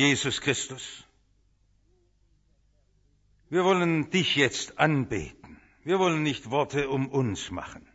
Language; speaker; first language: German; native; German